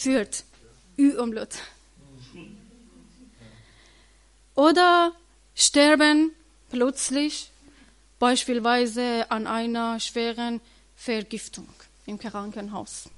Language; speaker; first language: German; non-native, learner; Persian